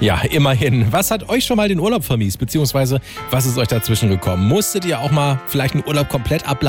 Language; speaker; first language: German; native; German